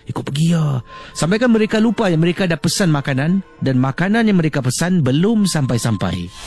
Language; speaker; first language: Malay; native; Malay